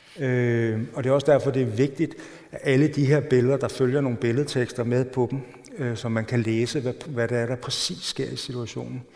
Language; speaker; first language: Danish; native; Danish